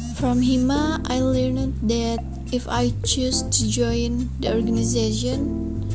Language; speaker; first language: English; non-native, learner; Indonesian